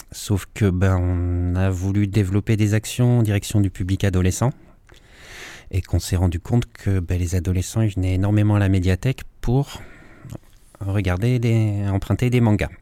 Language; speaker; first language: French; native; French